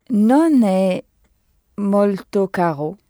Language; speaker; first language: Italian; non-native, learner; French